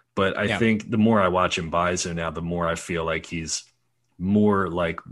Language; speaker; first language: English; native; English